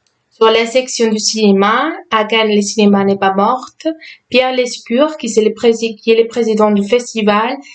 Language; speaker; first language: French; non-native, fluent; Spanish